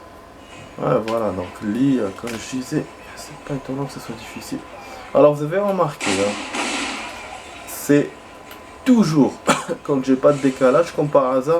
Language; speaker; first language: French; native; French